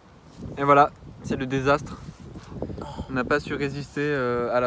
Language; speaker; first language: French; native; French